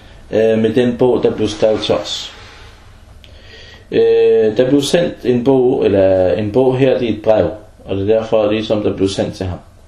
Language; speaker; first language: Danish; early bilingual, other home language; Arabic